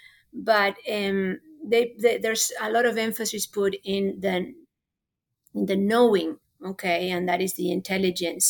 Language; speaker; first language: English; non-native, fluent; Spanish